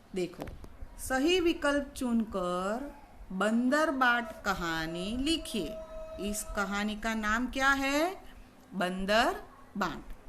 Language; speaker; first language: Hindi; non-native, local second language; Gujarati